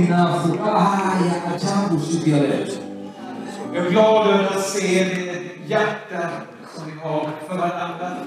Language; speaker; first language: Swedish; non-native, fluent; Swahili